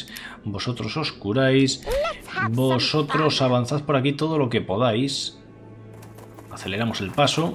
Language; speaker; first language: Spanish; native; Spanish